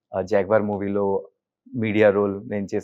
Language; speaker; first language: Telugu; non-native, learner; Hindi